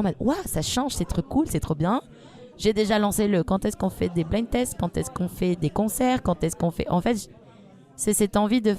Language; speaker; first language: French; non-native, fluent; Spanish